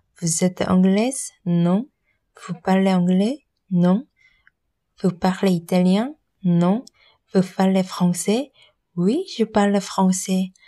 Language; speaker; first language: French; non-native, learner; Korean